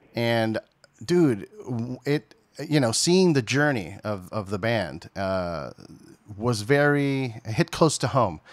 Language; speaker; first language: English; native; English